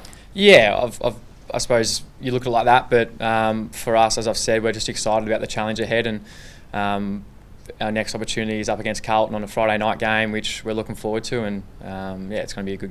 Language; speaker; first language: English; native; English